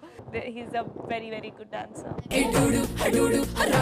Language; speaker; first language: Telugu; non-native, learner; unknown